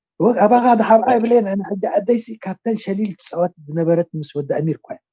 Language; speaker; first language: Tigrinya; non-native, local second language; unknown